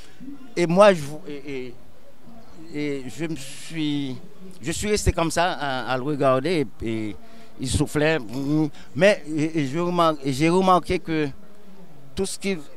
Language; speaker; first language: French; non-native, local second language; Haitian Creole